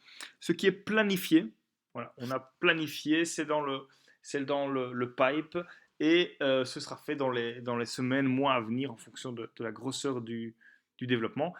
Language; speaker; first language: French; native; French